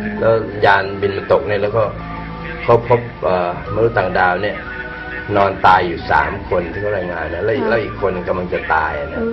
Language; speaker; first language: Thai; native; Thai